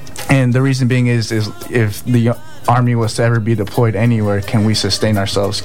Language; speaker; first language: English; early bilingual, other home language; Spanish